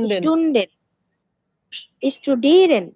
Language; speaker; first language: German; non-native, learner; Bangla